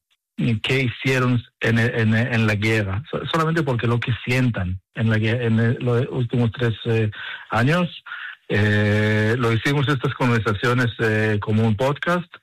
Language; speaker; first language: Spanish; non-native, learner; Hebrew